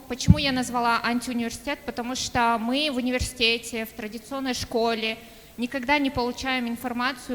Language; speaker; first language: Russian; non-native, local second language; Kyrgyz